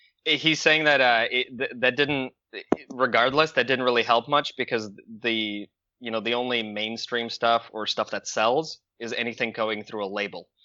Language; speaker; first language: English; early bilingual, other home language; Russian